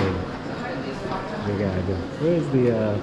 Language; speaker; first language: English; non-native, learner; Portuguese